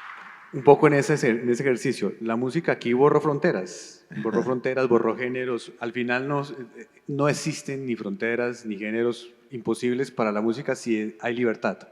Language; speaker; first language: Spanish; native; Spanish